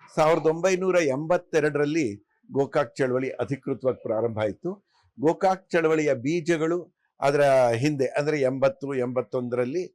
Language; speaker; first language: Kannada; native; Kannada